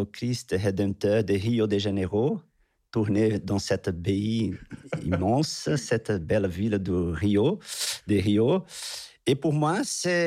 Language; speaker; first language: French; non-native, fluent; Portuguese